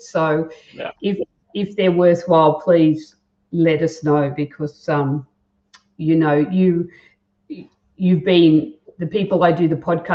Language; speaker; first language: English; native; English